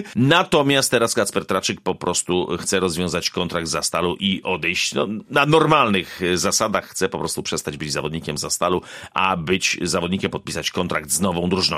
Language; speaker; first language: Polish; native; Polish